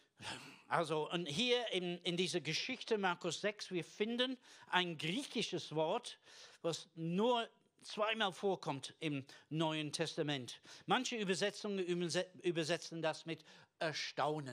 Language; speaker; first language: German; non-native, fluent; English